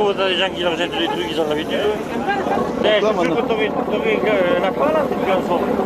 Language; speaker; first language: French; native; French